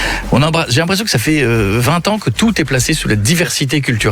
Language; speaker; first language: French; native; French